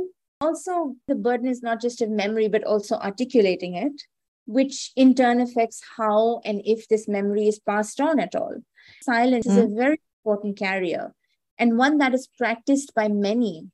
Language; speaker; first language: English; non-native, local second language; Hindi